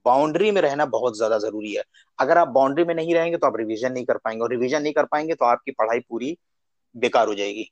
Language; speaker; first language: Hindi; native; Hindi